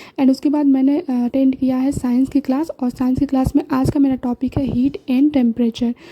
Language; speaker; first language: Hindi; native; Hindi